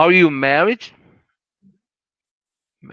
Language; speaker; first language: English; non-native, learner; Portuguese